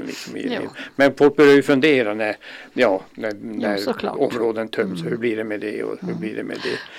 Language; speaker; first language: Swedish; native; Swedish